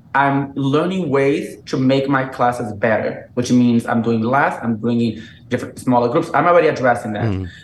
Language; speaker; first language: English; non-native, fluent; Portuguese